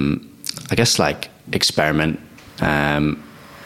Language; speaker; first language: English; native; English